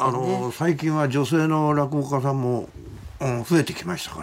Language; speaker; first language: Japanese; native; Japanese